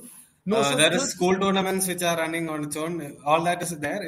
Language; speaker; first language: English; non-native, local second language; Malayalam